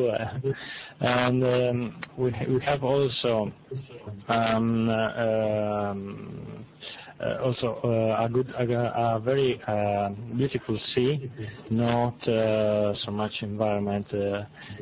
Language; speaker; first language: English; non-native, learner; Italian